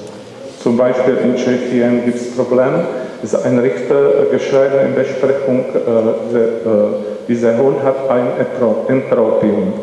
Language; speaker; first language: German; non-native, learner; Czech